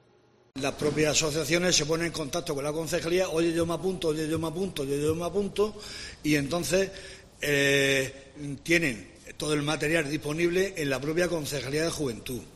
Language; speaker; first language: Spanish; native; Spanish